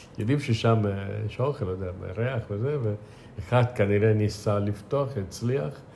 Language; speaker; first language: Hebrew; non-native, fluent; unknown